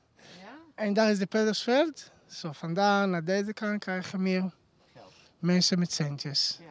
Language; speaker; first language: Dutch; non-native, learner; Hebrew